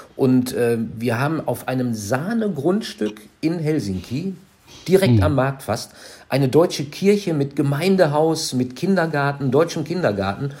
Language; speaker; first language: German; native; German